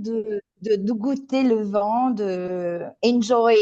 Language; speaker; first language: French; non-native, fluent; Italian